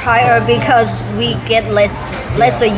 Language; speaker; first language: English; non-native, learner; Thai